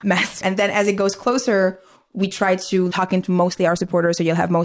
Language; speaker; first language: English; non-native, fluent; Arabic